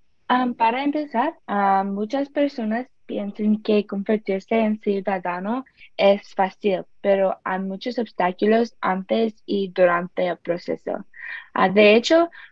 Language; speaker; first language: Spanish; non-native, learner; English